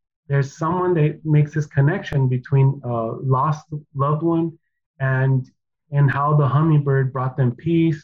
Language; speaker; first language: English; early bilingual, other home language; Spanish